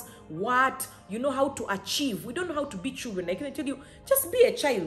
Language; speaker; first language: English; native; English